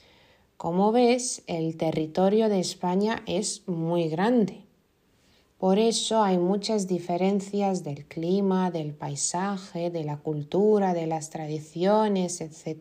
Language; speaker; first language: Spanish; non-native, fluent; Lithuanian